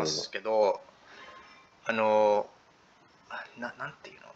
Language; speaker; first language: Japanese; non-native, learner; English